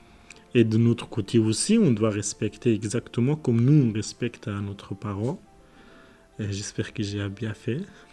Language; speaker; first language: French; non-native, learner; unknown